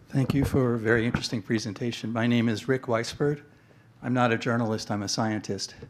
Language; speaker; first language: English; native; English